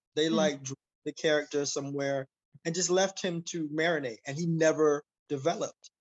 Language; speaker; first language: English; native; English